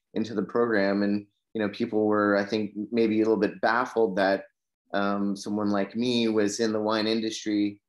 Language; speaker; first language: English; native; English